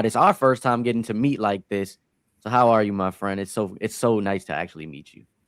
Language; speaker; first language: English; native; English